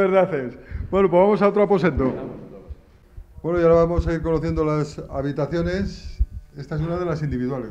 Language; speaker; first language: Spanish; native; Spanish